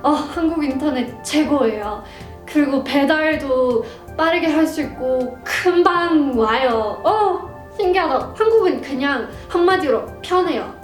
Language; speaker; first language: Korean; non-native, fluent; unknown